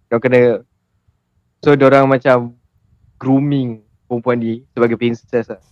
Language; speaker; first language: Malay; native; Malay